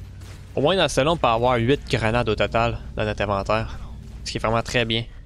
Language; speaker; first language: French; native; French